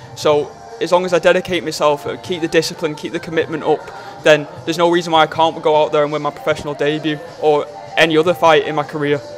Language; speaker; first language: English; native; English